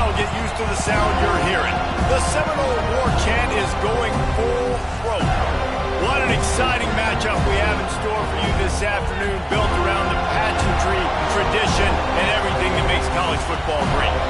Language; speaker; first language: English; native; English